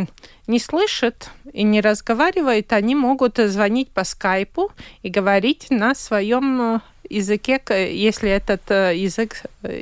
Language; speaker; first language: Russian; non-native, local second language; Latvian